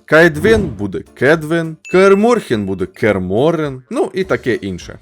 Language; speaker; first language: Ukrainian; non-native, local second language; Russian